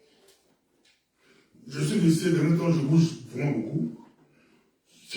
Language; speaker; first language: French; non-native, local second language; Lingala